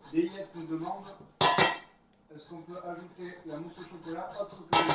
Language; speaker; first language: French; native; French